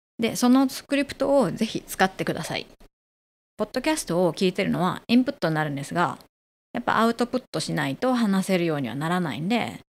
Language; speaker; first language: Japanese; native; Japanese